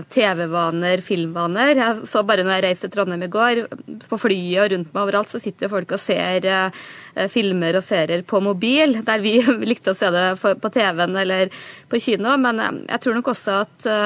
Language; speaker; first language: Norwegian; native; Norwegian